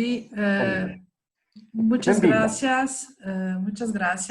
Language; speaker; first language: Spanish; non-native, fluent; Portuguese